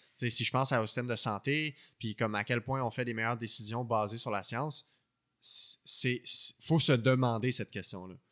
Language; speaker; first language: French; native; French